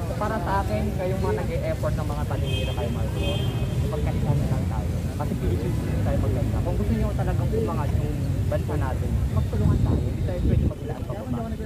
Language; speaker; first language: Filipino; non-native, local second language; Iloko